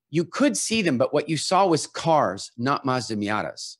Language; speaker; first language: English; native; English